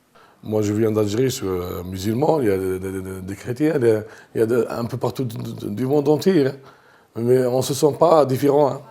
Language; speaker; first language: French; non-native, local second language; Arabic